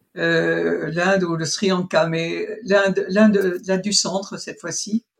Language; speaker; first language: French; native; French